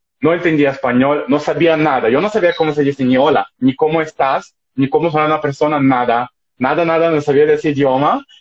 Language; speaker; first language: Spanish; non-native, fluent; Russian